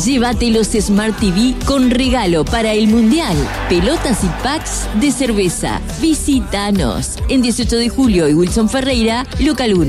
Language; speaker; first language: Spanish; native; Spanish